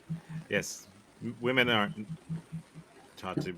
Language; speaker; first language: English; native; English